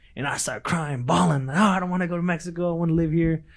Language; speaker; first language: English; early bilingual, other home language; Spanish